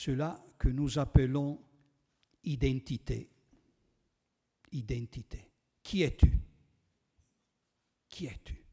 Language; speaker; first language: French; non-native, fluent; Italian